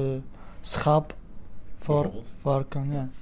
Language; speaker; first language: Dutch; non-native, learner; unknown